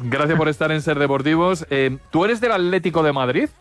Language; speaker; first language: Spanish; native; Spanish